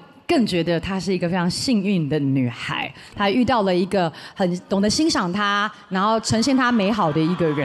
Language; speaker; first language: Chinese; native; Chinese